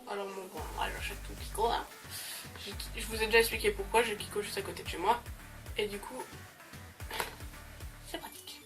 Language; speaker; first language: French; native; French